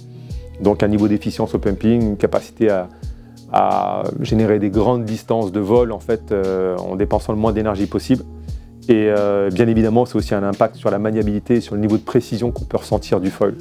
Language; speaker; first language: French; native; French